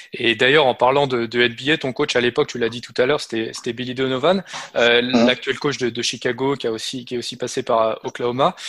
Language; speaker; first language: French; native; French